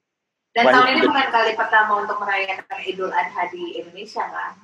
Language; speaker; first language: Indonesian; native; Indonesian